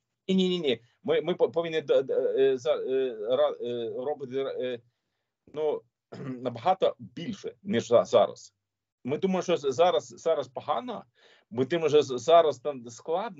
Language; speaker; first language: Ukrainian; non-native, learner; Swedish